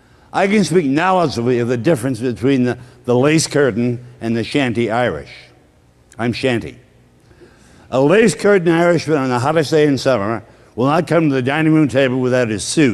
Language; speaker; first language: English; native; English